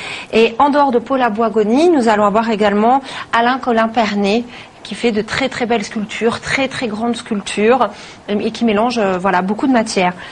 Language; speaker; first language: French; native; French